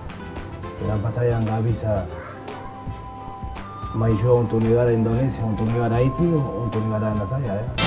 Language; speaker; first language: Indonesian; non-native, fluent; Spanish